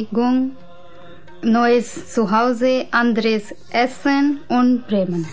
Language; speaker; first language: German; non-native, learner; Punjabi